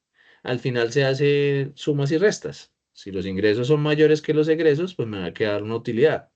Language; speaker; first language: Spanish; native; Spanish